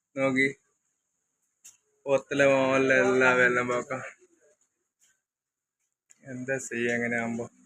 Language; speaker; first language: Malayalam; non-native, learner; Assamese